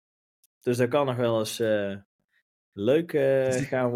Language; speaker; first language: Dutch; native; Dutch